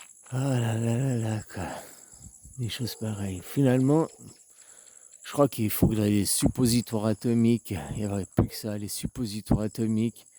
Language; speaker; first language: French; native; French